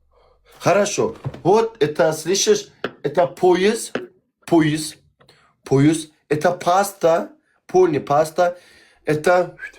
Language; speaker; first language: Russian; non-native, learner; Turkmen